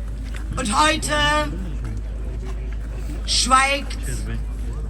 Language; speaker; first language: German; early bilingual, other home language; Kurdish